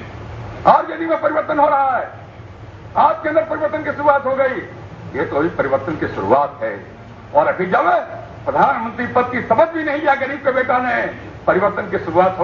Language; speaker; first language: Hindi; native; Hindi